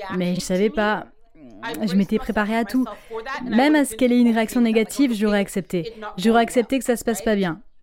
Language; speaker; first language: French; non-native, local second language; English